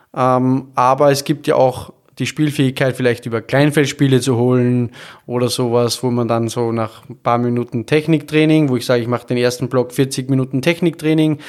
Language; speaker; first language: German; native; German